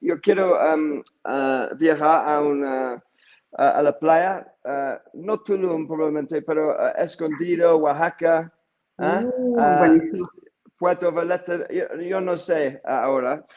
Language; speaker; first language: Spanish; non-native, learner; English